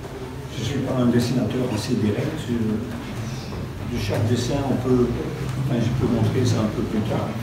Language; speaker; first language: French; non-native, local second language; Dutch